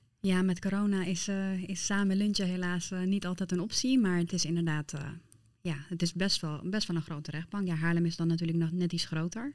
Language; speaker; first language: Dutch; early bilingual, other home language; Persian